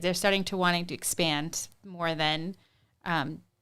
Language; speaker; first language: English; native; English